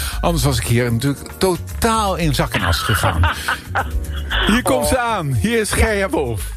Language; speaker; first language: Dutch; native; Dutch